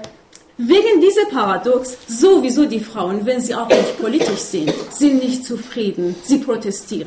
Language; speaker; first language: German; non-native, fluent; Persian